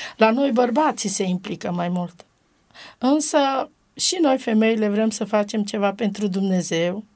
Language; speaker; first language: Romanian; non-native, local second language; Romany